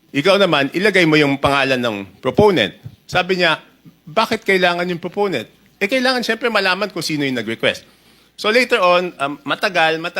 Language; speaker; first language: Filipino; native; Filipino